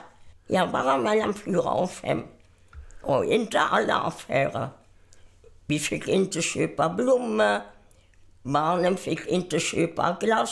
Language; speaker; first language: Swedish; non-native, fluent; German